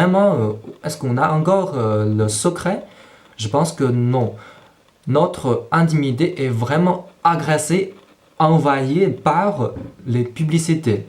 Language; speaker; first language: French; non-native, fluent; Chinese